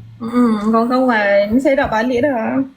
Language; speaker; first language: Malay; native; Malay